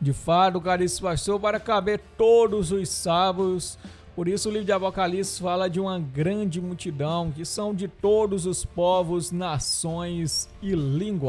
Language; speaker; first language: Portuguese; native; Portuguese